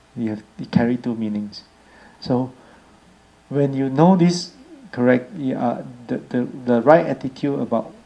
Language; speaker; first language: English; non-native, local second language; Chinese